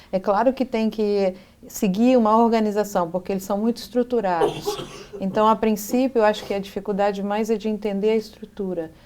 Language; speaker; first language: Portuguese; native; Portuguese